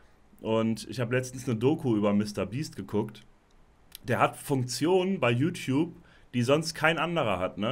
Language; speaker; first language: German; native; German